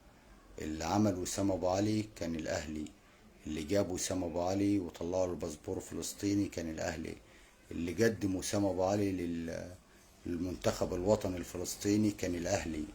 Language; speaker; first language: Arabic; native; Arabic